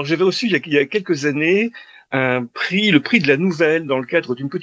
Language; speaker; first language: French; native; French